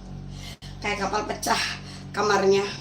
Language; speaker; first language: Indonesian; native; Indonesian